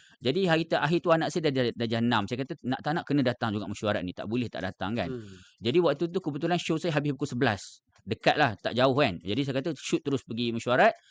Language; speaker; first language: Malay; native; Malay